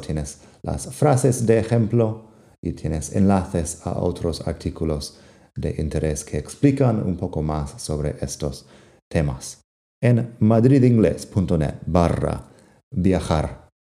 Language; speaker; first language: Spanish; non-native, fluent; English